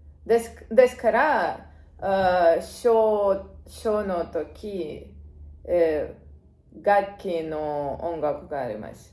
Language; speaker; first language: Japanese; non-native, learner; Russian